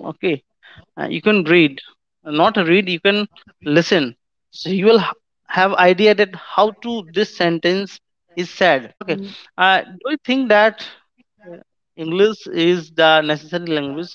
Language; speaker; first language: English; non-native, local second language; Hindi